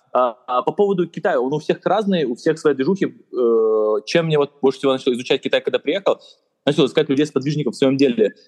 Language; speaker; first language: Russian; native; Russian